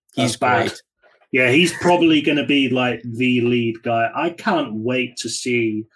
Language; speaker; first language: English; native; English